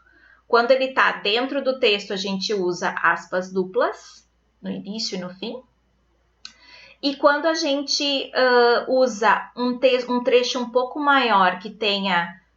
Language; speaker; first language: Portuguese; native; Portuguese